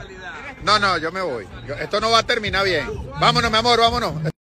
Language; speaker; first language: Spanish; native; Spanish